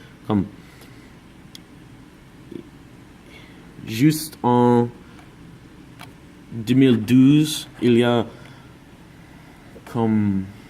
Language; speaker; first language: French; non-native, learner; English